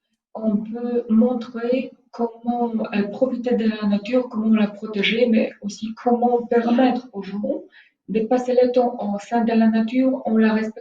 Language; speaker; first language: French; non-native, fluent; Polish